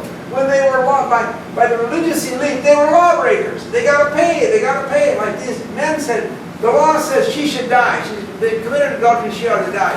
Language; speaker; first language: English; native; English